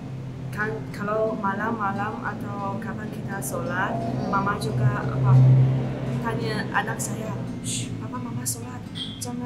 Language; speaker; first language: Indonesian; non-native, learner; Chinese